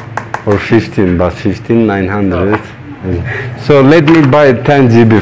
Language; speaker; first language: English; non-native, learner; Turkish